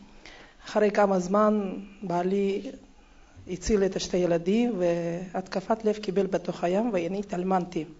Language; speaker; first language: Hebrew; non-native, fluent; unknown